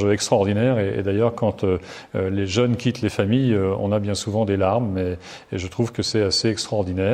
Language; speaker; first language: French; native; French